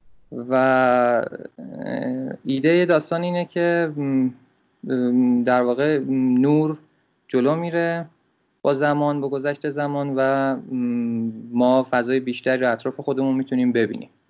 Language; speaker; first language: Persian; native; Persian